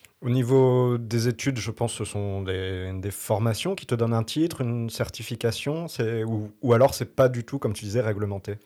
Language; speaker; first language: French; native; French